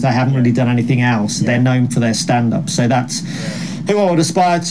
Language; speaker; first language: English; native; English